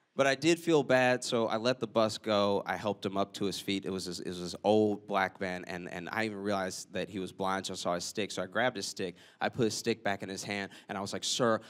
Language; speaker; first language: English; native; English